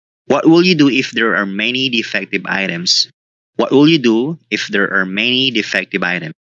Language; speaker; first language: English; non-native, local second language; Filipino